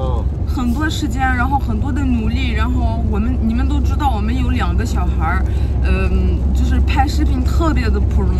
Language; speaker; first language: Chinese; non-native, fluent; French